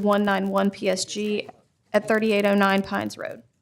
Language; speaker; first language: English; native; English